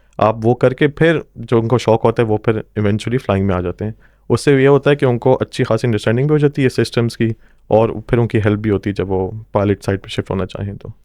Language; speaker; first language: Urdu; non-native, local second language; Punjabi